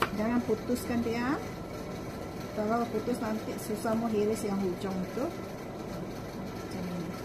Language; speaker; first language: Malay; non-native, local second language; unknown